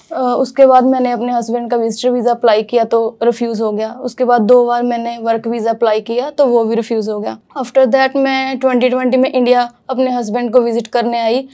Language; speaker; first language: Hindi; non-native, local second language; Punjabi